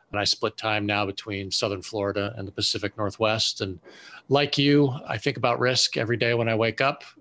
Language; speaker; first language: English; native; English